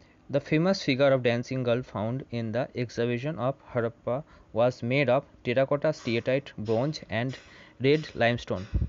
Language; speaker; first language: English; non-native, local second language; Bangla